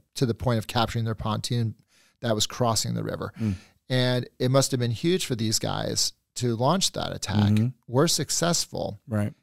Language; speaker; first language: English; native; English